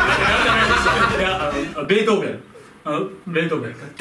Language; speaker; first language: Japanese; native; Japanese